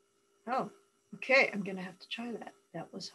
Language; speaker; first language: English; native; English